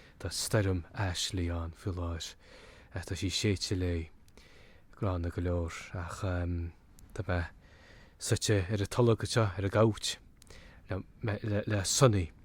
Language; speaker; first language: Irish; native; Irish